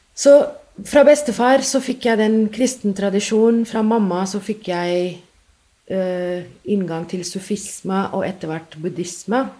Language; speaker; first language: Norwegian; non-native, fluent; English